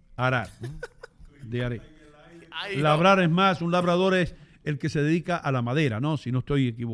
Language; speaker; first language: Spanish; native; Spanish